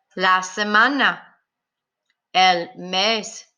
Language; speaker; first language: Spanish; non-native, fluent; English